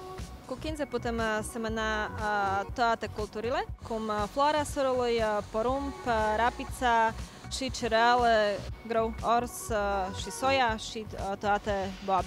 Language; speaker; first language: Romanian; non-native, learner; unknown